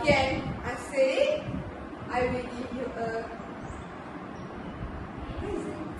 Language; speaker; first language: English; non-native, learner; Malay